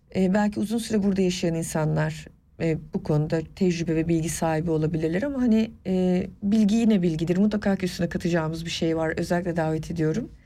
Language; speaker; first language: Turkish; non-native, local second language; Kurdish